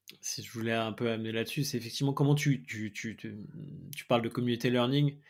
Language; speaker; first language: French; native; French